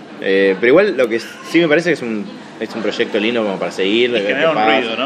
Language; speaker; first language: Spanish; native; Spanish